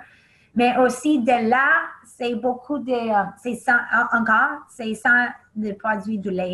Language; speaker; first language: French; non-native, learner; English